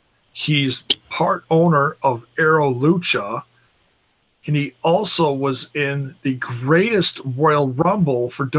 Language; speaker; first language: English; native; English